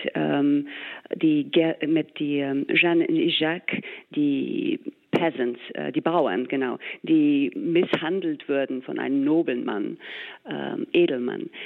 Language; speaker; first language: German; non-native, fluent; English